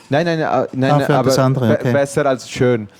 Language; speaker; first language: German; non-native, fluent; Italian